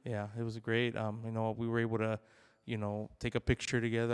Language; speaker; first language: English; early bilingual, other home language; Spanish